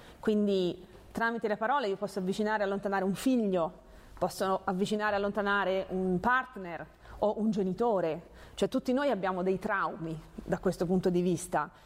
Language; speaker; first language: Italian; early bilingual, other home language; Hungarian